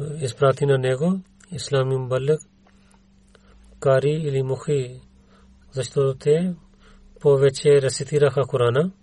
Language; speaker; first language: Bulgarian; non-native, learner; Urdu